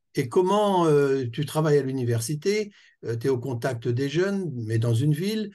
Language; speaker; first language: French; native; French